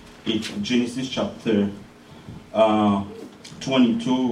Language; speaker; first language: English; non-native, fluent; Haitian Creole